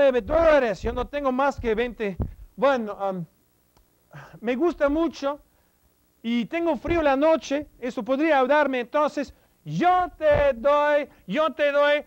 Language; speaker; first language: Spanish; non-native, fluent; English